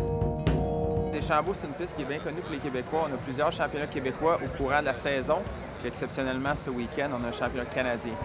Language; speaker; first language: French; native; French